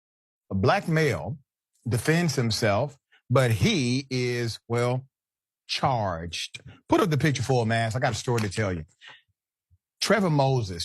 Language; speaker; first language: English; native; English